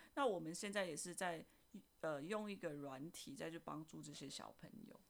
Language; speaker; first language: Chinese; non-native, fluent; Indonesian